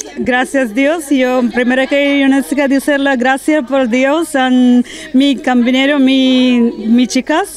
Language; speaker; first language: Spanish; non-native, learner; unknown